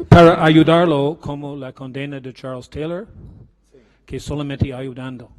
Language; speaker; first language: Spanish; non-native, learner; English